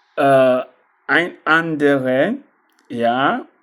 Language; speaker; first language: German; non-native, learner; French